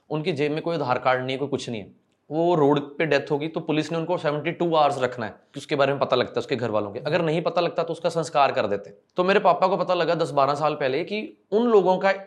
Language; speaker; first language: Hindi; non-native, local second language; Punjabi